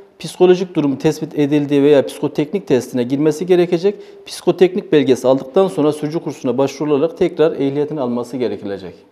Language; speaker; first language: Turkish; early bilingual, heritage; Turkish